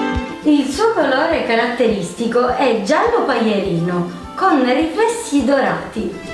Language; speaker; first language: Italian; native; Italian